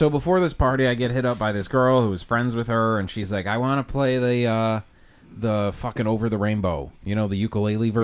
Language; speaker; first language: English; native; English